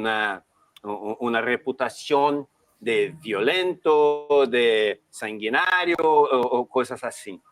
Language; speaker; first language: Spanish; non-native, learner; Portuguese